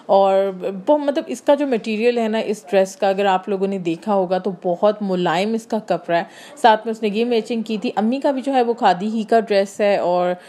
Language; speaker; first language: Urdu; native; Urdu